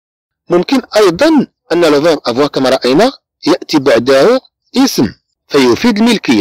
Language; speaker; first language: Arabic; native; Arabic